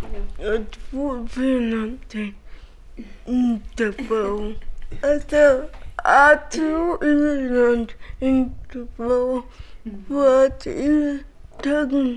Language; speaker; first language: Swedish; non-native, learner; Somali